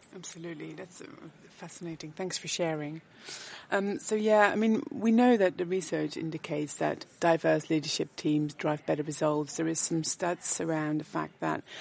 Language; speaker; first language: English; non-native, fluent; Dutch